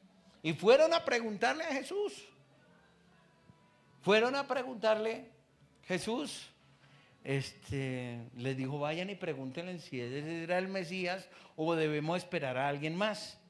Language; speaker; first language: Spanish; native; Spanish